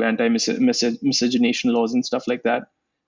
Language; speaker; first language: English; non-native, local second language; Hindi